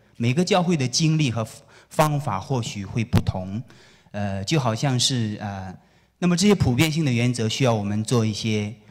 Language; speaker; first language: Chinese; native; Chinese